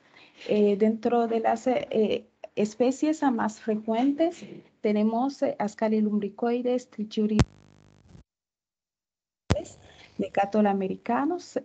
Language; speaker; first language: Spanish; non-native, fluent; Haitian Creole